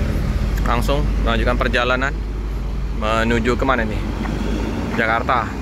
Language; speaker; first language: Indonesian; native; Indonesian